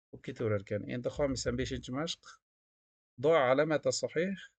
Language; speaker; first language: Arabic; non-native, fluent; Uzbek